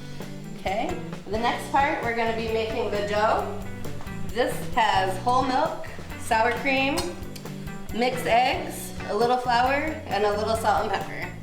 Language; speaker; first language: English; native; English